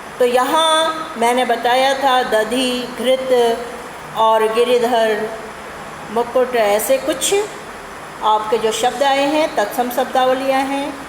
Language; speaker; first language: Hindi; native; Hindi